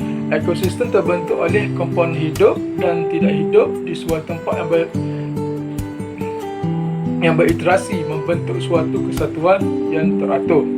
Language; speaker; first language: Malay; native; Malay